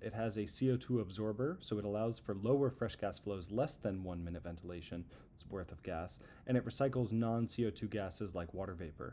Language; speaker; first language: English; native; English